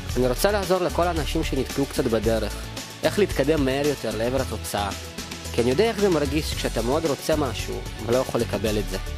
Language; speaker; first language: Hebrew; early bilingual, other home language; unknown